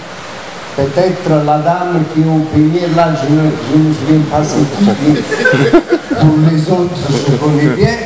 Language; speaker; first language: French; non-native, fluent; Italian